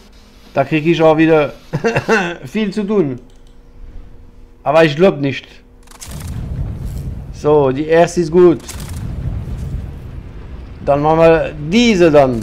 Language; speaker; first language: German; non-native, fluent; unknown